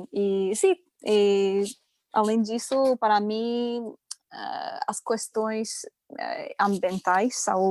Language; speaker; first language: Portuguese; non-native, fluent; English